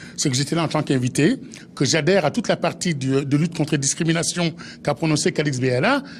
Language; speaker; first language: French; native; French